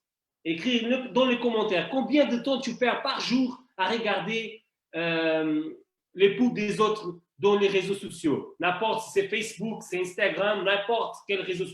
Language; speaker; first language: French; non-native, fluent; Portuguese